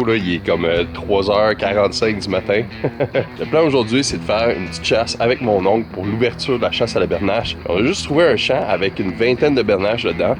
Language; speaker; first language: French; native; French